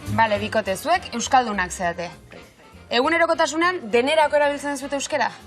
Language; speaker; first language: Basque; native; Basque